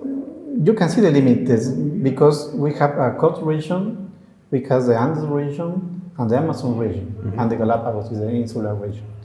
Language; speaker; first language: English; non-native, learner; Spanish